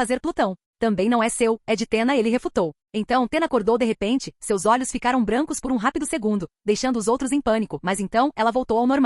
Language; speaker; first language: Portuguese; native; Portuguese